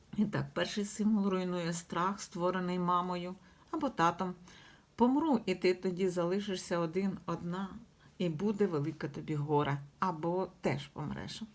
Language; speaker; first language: Ukrainian; non-native, local second language; Russian